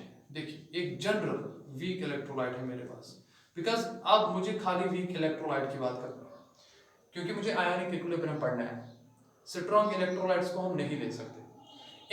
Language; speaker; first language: Hindi; non-native, local second language; Kashmiri